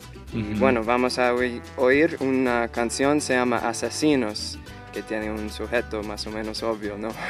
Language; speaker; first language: Spanish; non-native, fluent; English